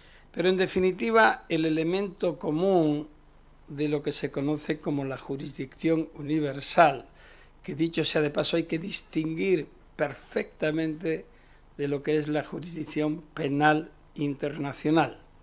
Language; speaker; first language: Spanish; native; Spanish